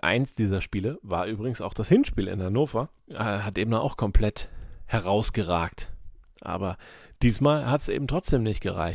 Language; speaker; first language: German; native; German